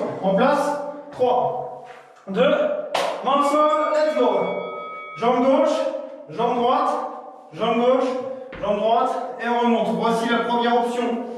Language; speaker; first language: French; native; French